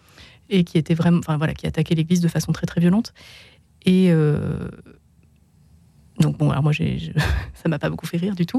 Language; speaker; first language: French; native; French